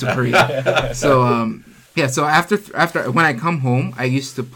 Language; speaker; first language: English; non-native, local second language; Korean